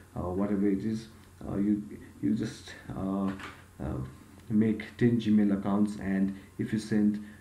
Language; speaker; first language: English; non-native, local second language; Nepali